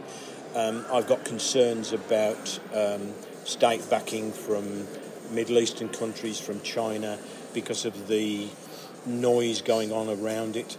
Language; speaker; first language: English; native; English